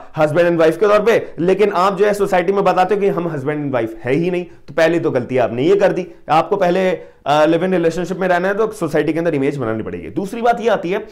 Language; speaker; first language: Hindi; native; Hindi